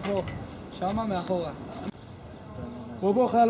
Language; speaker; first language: Hebrew; native; Hebrew